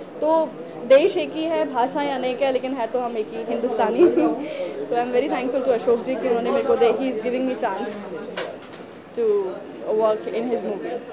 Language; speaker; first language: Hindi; native; Hindi